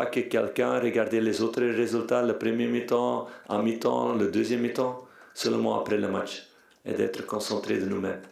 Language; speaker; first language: French; non-native, fluent; Dutch